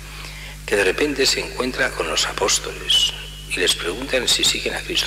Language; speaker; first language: Spanish; native; Spanish